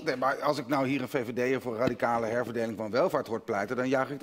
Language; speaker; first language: Dutch; native; Dutch